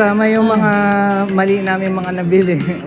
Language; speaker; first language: Filipino; native; Filipino